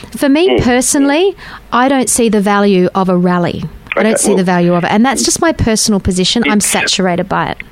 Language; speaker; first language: English; native; English